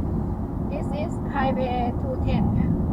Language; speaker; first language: English; non-native, learner; Thai